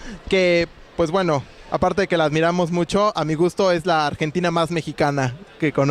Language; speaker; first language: Spanish; native; Spanish